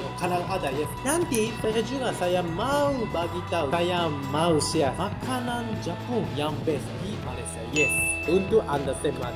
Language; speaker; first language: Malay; non-native, learner; Japanese